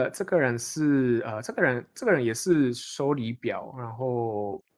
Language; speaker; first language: Chinese; non-native, fluent; Japanese